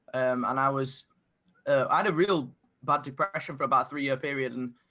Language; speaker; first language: English; native; English